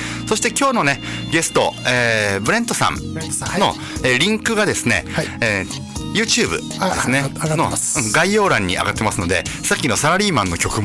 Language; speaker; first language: Japanese; native; Japanese